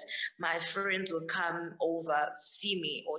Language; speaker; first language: English; non-native, local second language; Zulu